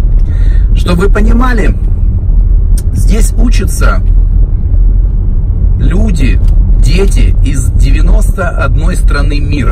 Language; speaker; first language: Russian; native; Russian